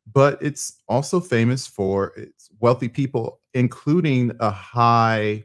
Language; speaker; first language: English; native; English